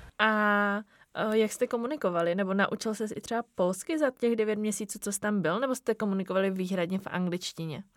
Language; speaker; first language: Czech; native; Czech